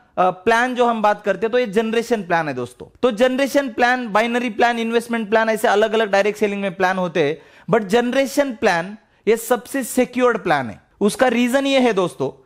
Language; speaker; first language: Hindi; non-native, local second language; Marathi